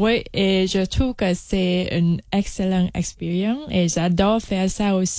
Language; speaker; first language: French; non-native, learner; Vietnamese